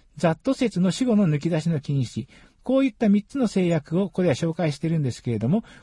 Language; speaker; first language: Japanese; native; Japanese